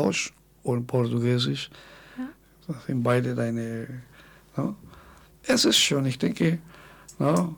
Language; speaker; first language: German; non-native, fluent; Spanish